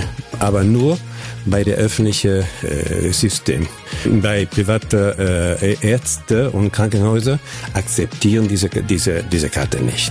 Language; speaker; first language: German; non-native, fluent; Spanish